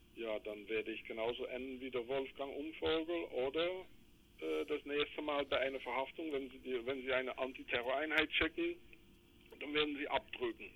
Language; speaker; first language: German; non-native, fluent; English